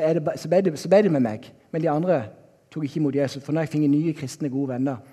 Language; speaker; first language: Norwegian; native; Norwegian